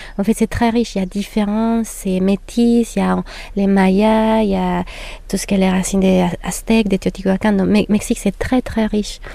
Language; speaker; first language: French; non-native, fluent; Spanish